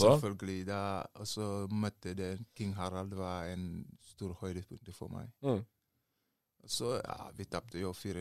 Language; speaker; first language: Norwegian; non-native, learner; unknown